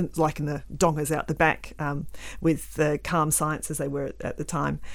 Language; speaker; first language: English; native; English